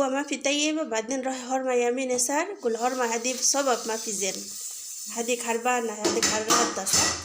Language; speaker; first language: Arabic; non-native, learner; Bangla